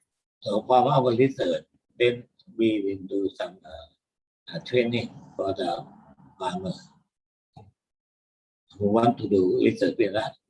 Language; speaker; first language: English; non-native, learner; Thai